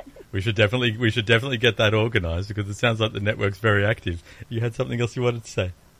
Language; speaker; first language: English; early bilingual, other home language; Greek